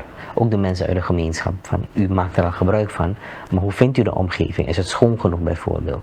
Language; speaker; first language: Dutch; native; Dutch